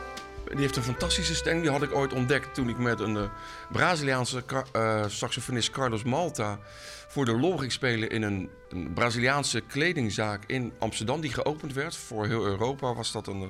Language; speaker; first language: Dutch; native; Dutch